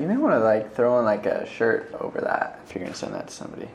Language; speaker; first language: English; native; English